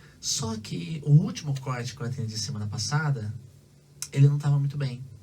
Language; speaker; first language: Portuguese; native; Portuguese